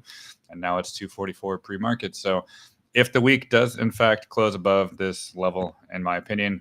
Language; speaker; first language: English; native; English